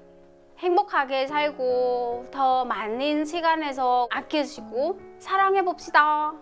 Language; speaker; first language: Korean; non-native, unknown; Vietnamese